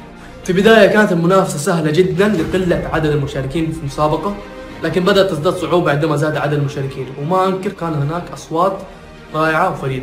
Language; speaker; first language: Arabic; native; Arabic